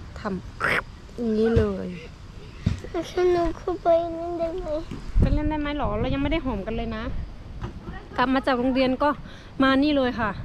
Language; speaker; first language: Thai; native; Thai